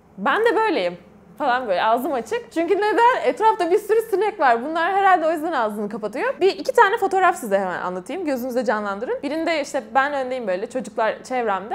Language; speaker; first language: Turkish; native; Turkish